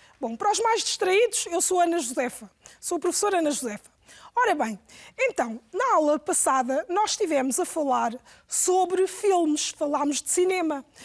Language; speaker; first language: Portuguese; native; Portuguese